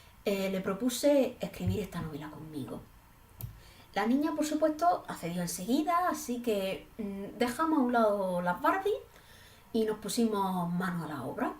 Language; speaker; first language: Spanish; native; Spanish